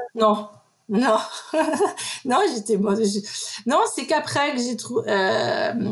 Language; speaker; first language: French; native; French